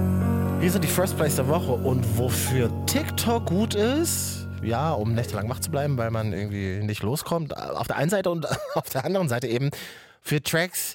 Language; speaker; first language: German; native; German